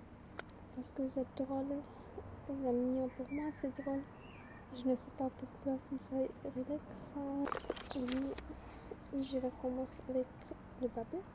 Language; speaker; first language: French; non-native, learner; German